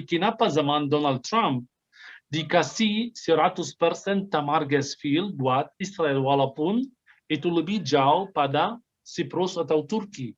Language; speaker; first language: Indonesian; non-native, fluent; Arabic